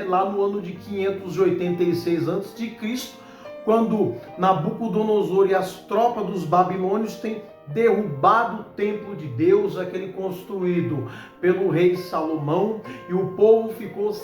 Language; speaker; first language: Portuguese; native; Portuguese